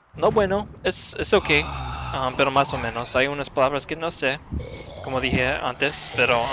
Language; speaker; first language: Spanish; early bilingual, heritage; Spanish